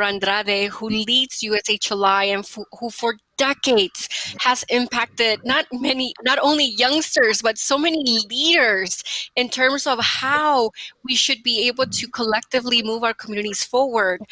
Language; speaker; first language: English; early bilingual, other home language; Spanish